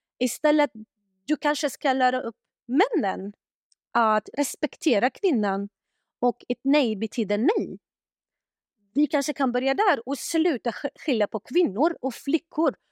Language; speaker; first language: Swedish; non-native, fluent; Arabic